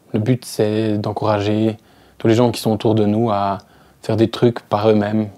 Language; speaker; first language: French; native; French